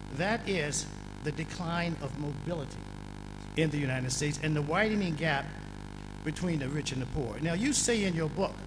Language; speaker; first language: English; native; English